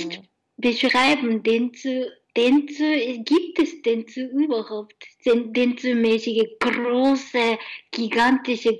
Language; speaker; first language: German; non-native, learner; Japanese